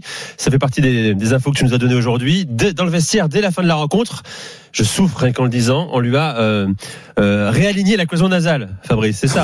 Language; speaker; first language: French; native; French